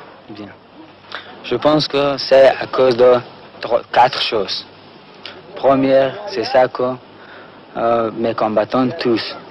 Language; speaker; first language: French; non-native, learner; Persian